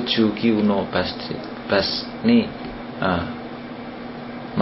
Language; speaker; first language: Japanese; non-native, learner; Indonesian